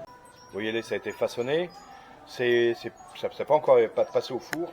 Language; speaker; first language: French; native; French